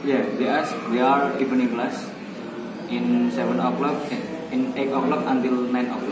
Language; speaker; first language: English; non-native, learner; Indonesian